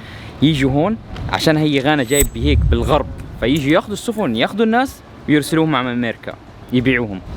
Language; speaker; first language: Arabic; native; Arabic